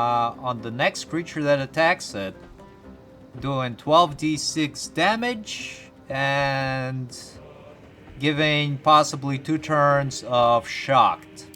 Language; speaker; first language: English; native; English